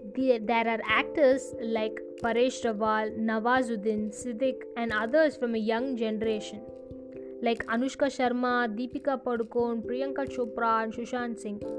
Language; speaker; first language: English; non-native, local second language; Tamil